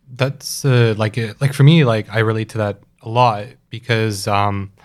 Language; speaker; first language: English; native; English